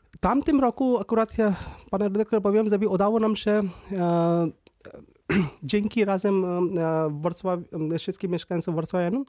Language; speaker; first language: Polish; non-native, fluent; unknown